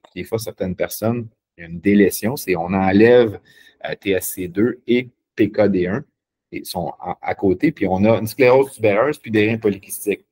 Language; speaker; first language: French; native; French